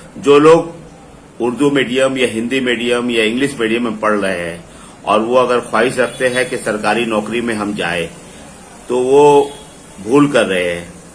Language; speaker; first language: Hindi; non-native, local second language; Urdu